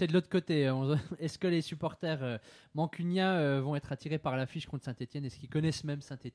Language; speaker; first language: French; native; French